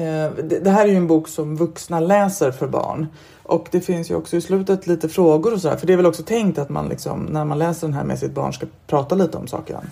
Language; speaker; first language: Swedish; native; Swedish